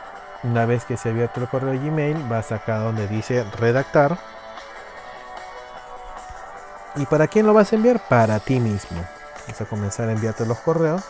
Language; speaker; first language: Spanish; native; Spanish